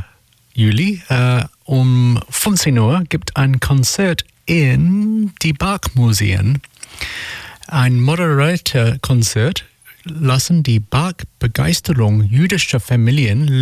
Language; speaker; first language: German; non-native, learner; English